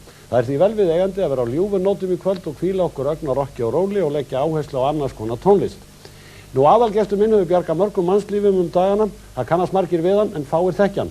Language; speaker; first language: Icelandic; native; Icelandic